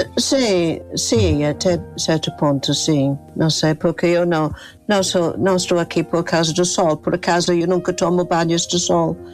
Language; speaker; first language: Portuguese; non-native, fluent; English